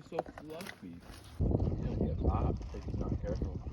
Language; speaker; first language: English; native; English